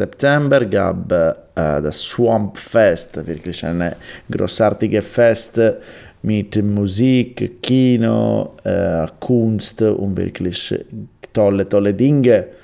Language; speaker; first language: German; non-native, learner; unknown